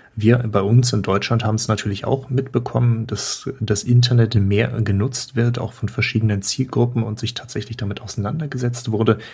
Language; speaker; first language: German; native; German